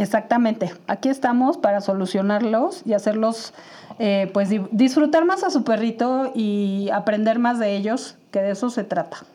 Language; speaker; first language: Spanish; native; Spanish